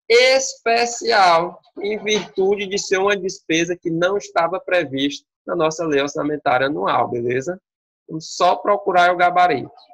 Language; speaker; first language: Portuguese; native; Portuguese